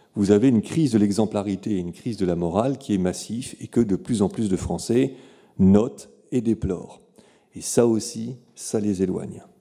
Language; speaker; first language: French; native; French